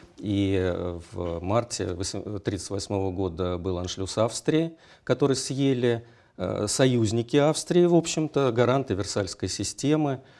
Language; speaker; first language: Russian; native; Russian